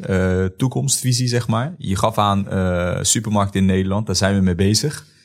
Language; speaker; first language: Dutch; native; Dutch